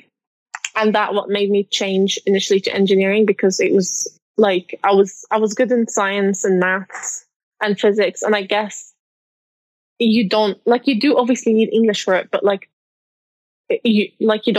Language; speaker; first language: English; non-native, fluent; Arabic